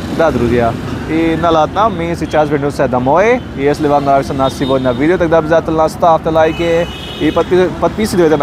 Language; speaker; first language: Russian; non-native, learner; Hindi